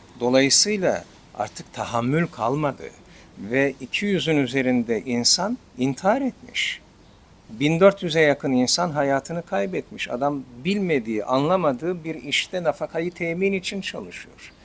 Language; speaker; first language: Turkish; native; Turkish